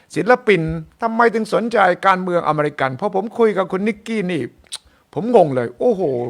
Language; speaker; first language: Thai; native; Thai